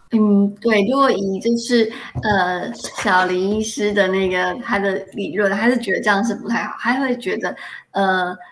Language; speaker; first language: Chinese; native; Chinese